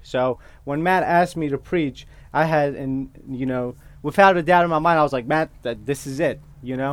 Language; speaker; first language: English; non-native, fluent; Kurdish